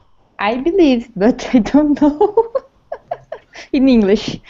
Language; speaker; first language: English; non-native, learner; Portuguese